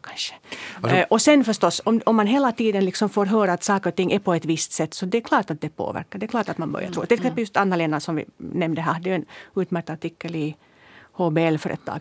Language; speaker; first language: Swedish; native; Swedish